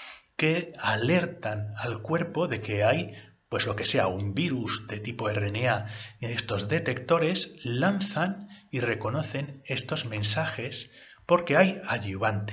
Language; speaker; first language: Spanish; native; Spanish